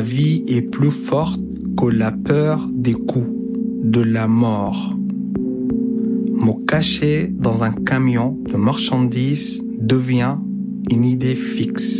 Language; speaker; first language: French; non-native, fluent; Arabic